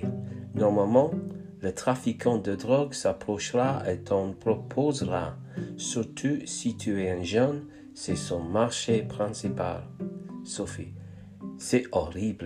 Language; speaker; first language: French; non-native, learner; English